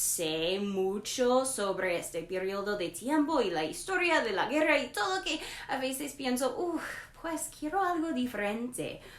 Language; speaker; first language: Spanish; non-native, learner; English